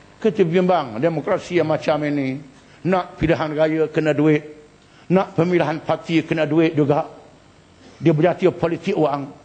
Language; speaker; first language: Malay; native; Malay